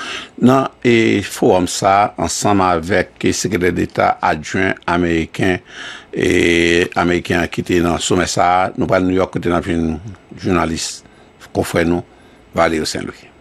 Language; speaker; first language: French; early bilingual, heritage; Haitian Creole